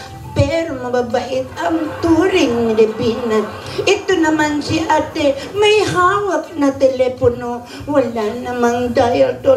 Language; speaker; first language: Filipino; native; Filipino